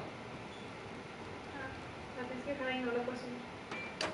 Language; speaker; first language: Spanish; native; Spanish